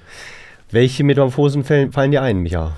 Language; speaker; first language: German; native; German